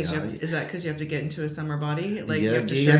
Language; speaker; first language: English; native; English